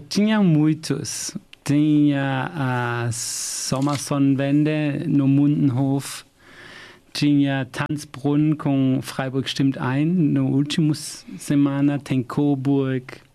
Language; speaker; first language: Portuguese; non-native, fluent; German